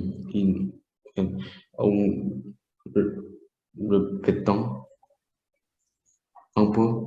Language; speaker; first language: French; non-native, learner; Vietnamese